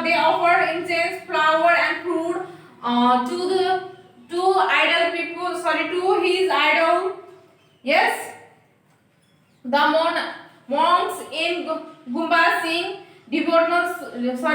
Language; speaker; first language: English; non-native, local second language; Nepali